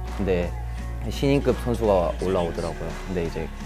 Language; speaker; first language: Korean; native; Korean